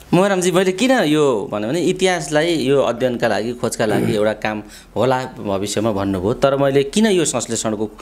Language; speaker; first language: Nepali; native; Nepali